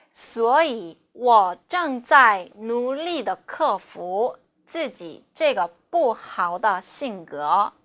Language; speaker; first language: Chinese; non-native, fluent; Korean